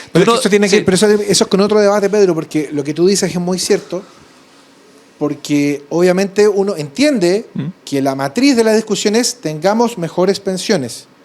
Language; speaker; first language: Spanish; native; Spanish